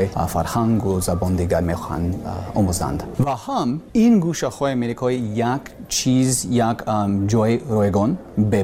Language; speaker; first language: Persian; non-native, learner; English